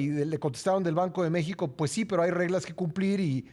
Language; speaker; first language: Spanish; native; Spanish